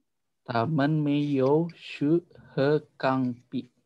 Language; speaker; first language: Chinese; non-native, learner; Indonesian